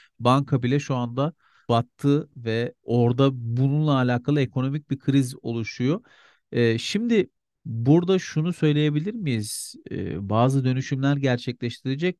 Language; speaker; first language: Turkish; native; Turkish